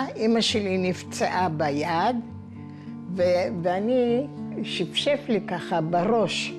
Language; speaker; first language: Hebrew; early bilingual, other home language; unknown